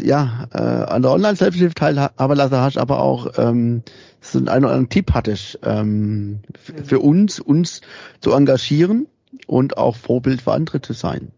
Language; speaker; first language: German; native; German